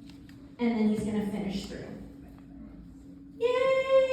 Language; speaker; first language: English; native; English